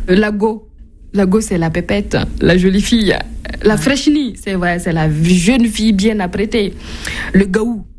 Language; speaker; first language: French; non-native, local second language; Mossi